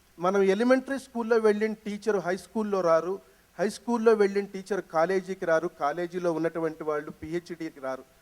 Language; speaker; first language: Telugu; native; Telugu